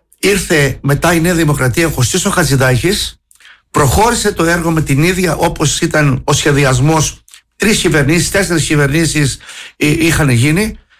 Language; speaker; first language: Greek; native; Greek